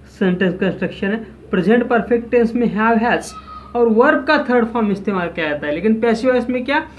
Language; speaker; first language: Hindi; non-native, local second language; Marathi